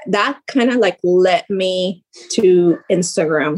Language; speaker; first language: English; native; English